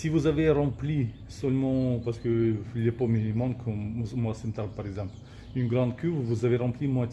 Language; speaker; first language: French; non-native, learner; Russian